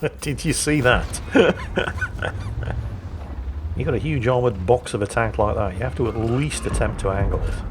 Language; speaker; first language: English; native; English